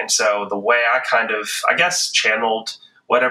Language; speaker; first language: English; native; English